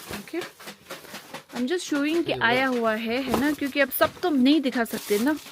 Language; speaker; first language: Hindi; non-native, local second language; Nepali